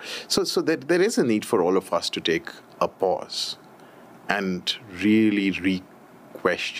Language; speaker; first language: English; non-native, local second language; Hindi